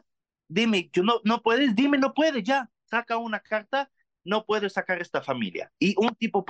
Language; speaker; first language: Spanish; non-native, learner; Arabic